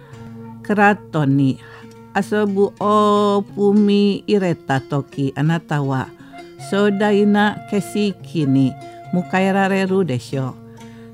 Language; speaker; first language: Japanese; non-native, fluent; Indonesian